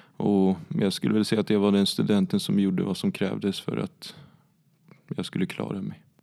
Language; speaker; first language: Swedish; early bilingual, other home language; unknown